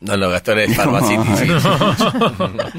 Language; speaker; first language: Spanish; native; Spanish